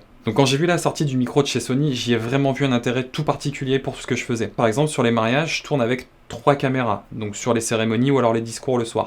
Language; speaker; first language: French; native; French